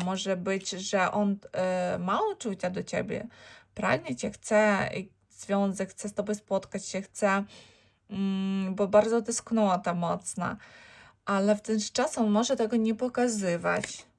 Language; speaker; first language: Polish; non-native, learner; Ukrainian